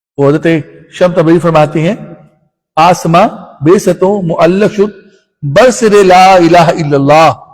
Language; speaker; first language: Urdu; non-native, local second language; Punjabi